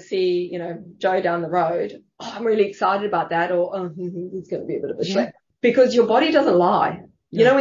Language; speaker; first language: English; native; English